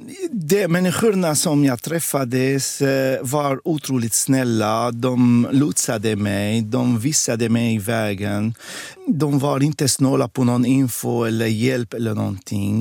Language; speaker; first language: Swedish; non-native, fluent; Arabic